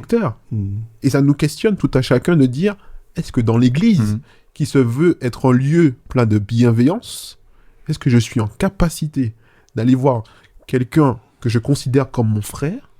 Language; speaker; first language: French; native; French